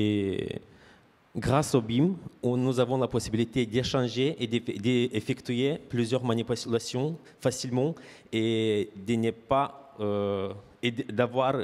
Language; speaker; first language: French; non-native, fluent; Romanian